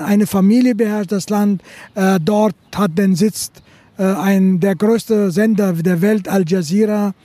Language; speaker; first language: German; non-native, fluent; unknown